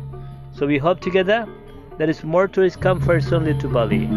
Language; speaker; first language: English; non-native, learner; Indonesian